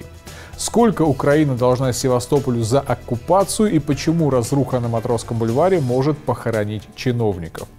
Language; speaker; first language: Russian; native; Russian